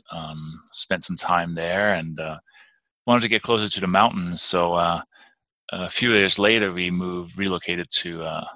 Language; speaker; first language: English; non-native, fluent; Danish